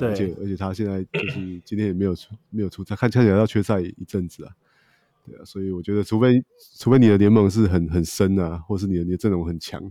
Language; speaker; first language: Chinese; native; Chinese